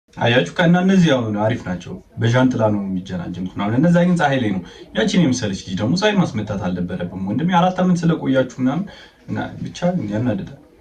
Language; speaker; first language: Amharic; native; Amharic